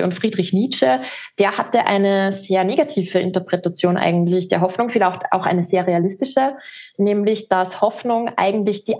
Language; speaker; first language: German; native; German